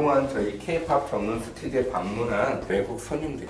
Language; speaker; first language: Korean; native; Korean